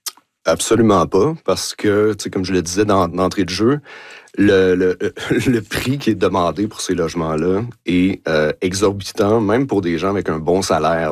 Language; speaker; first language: French; native; French